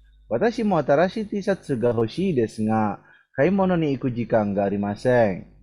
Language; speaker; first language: Japanese; non-native, fluent; Indonesian